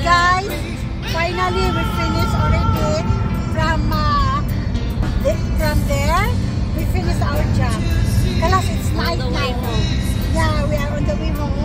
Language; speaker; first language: English; non-native, learner; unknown